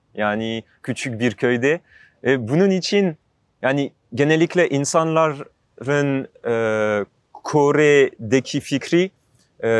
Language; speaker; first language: Turkish; non-native, fluent; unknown